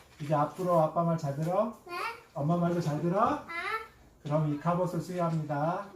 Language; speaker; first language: Korean; native; Korean